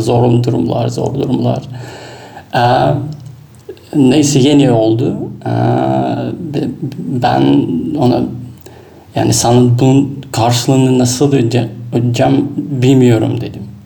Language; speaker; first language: Turkish; non-native, fluent; Russian